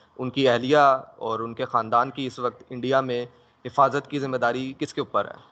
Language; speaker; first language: Urdu; native; Urdu